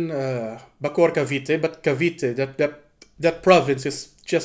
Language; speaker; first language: English; non-native, local second language; Filipino